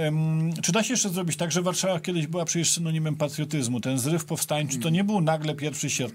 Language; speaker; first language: Polish; native; Polish